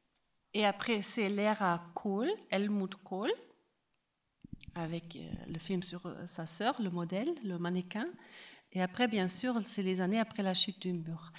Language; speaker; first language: French; non-native, fluent; German